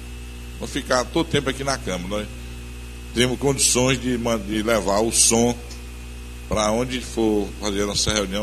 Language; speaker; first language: Portuguese; native; Portuguese